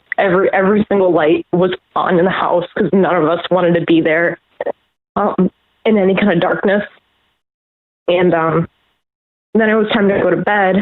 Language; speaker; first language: English; native; English